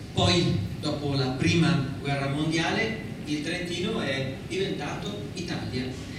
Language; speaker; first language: Italian; native; Italian